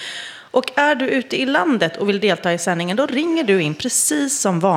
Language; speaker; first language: Swedish; native; Swedish